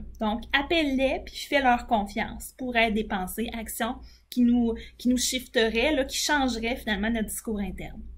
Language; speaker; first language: French; native; French